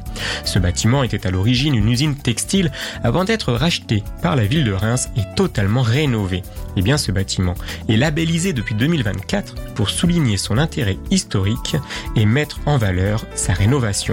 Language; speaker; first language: French; native; French